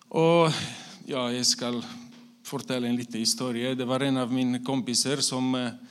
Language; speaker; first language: Norwegian; non-native, fluent; Romanian